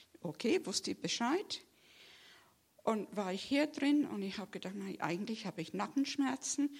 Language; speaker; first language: German; non-native, fluent; English